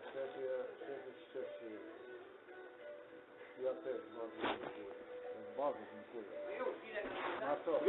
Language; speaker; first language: Polish; non-native, learner; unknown